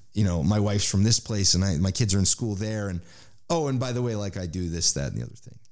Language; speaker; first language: English; native; English